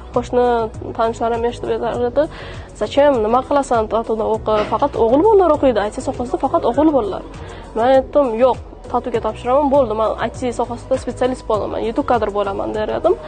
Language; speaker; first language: Uzbek; non-native, local second language; Kara-Kalpak